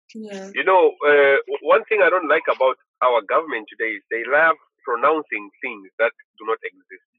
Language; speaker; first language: English; non-native, local second language; Bemba